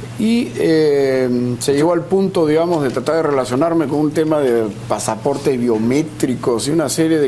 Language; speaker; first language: Spanish; native; Spanish